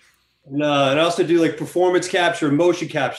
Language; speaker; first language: English; native; English